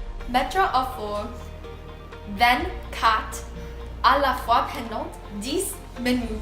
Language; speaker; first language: French; non-native, learner; English